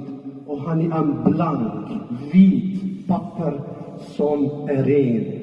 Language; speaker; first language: Swedish; non-native, fluent; Arabic